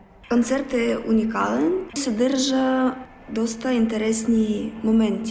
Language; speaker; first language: Bulgarian; non-native, learner; Russian